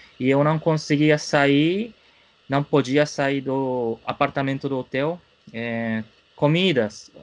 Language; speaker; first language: Portuguese; non-native, fluent; Japanese